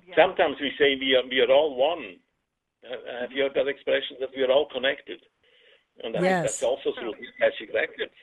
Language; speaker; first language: English; non-native, fluent; Swiss German